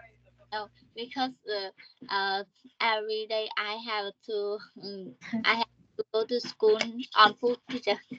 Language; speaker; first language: English; non-native, learner; Vietnamese